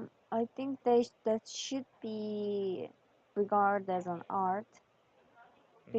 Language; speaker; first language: English; non-native, learner; Korean